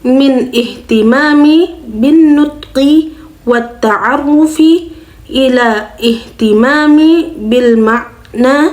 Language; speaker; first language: Arabic; non-native, learner; Indonesian